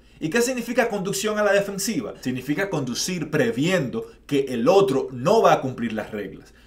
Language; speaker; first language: Spanish; native; Spanish